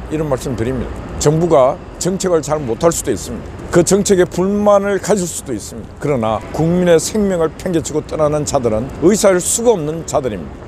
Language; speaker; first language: Korean; native; Korean